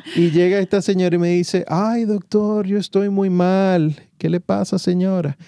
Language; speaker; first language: Spanish; native; Spanish